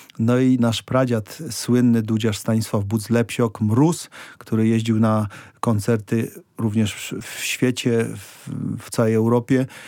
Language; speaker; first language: Polish; native; Polish